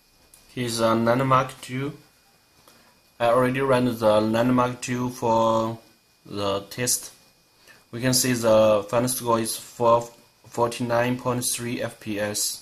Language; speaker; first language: English; non-native, learner; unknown